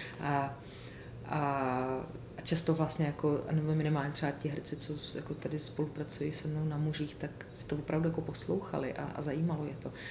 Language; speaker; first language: Czech; native; Czech